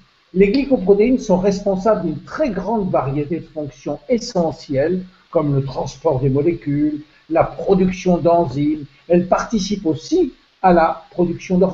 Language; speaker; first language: French; native; French